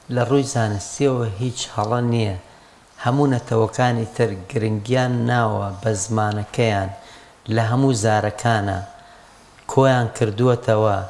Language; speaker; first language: Central Kurdish; non-native, local second language; Gurani